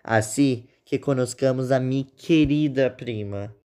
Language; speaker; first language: Spanish; non-native, learner; Portuguese